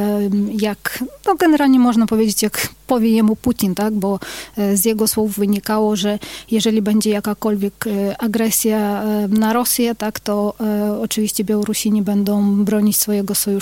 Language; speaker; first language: Polish; non-native, fluent; Ukrainian